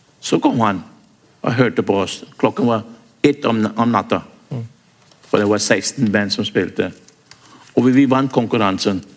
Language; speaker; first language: Norwegian; non-native, fluent; English